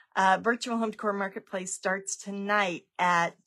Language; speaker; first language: English; native; English